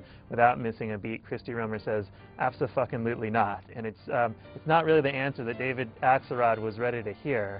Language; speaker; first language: English; native; English